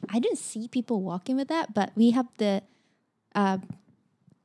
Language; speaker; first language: English; non-native, learner; Japanese